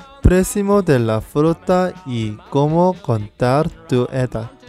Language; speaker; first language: Spanish; non-native, learner; Korean